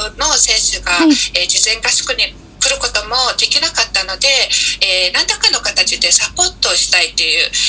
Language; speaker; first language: Japanese; non-native, fluent; Mongolian